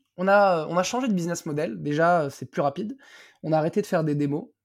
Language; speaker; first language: French; non-native, local second language; Arabic